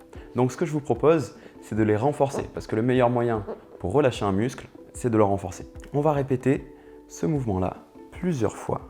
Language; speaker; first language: French; native; French